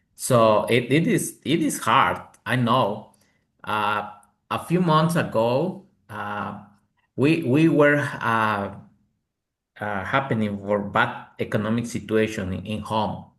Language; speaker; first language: English; non-native, learner; Spanish